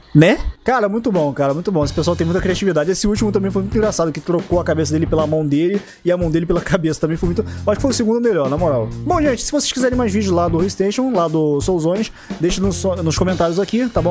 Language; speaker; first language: Portuguese; native; Portuguese